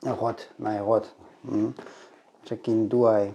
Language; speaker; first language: Thai; non-native, learner; German